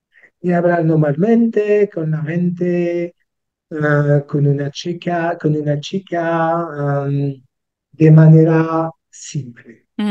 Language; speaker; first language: Spanish; non-native, learner; French